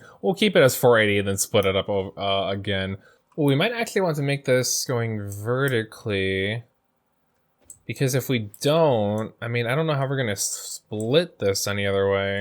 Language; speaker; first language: English; native; English